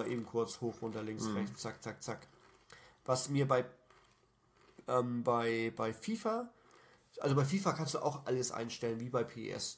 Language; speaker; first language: German; native; German